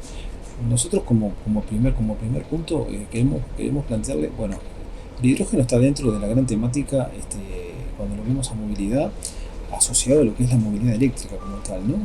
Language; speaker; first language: Spanish; native; Spanish